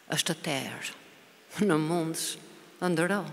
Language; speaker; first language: Italian; non-native, learner; Albanian